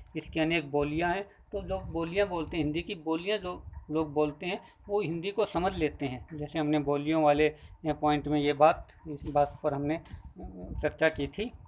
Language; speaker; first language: Hindi; native; Hindi